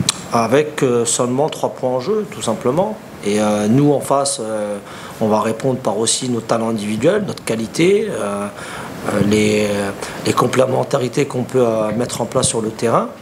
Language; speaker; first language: French; native; French